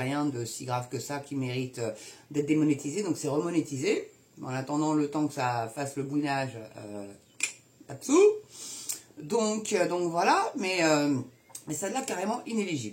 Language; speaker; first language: French; native; French